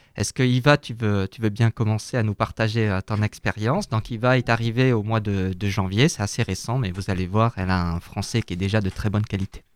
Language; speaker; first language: French; native; French